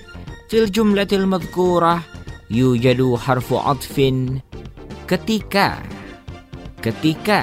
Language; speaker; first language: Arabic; non-native, fluent; Indonesian